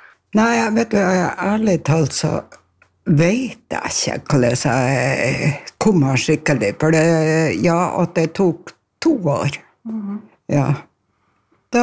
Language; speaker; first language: Norwegian; native; Norwegian